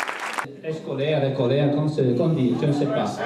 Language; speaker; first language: French; non-native, learner; Italian